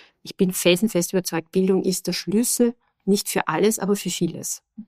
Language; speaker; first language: German; native; German